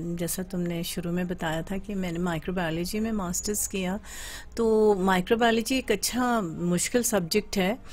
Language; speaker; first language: Urdu; native; Urdu